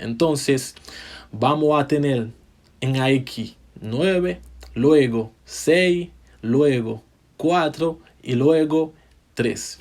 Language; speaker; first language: Spanish; non-native, fluent; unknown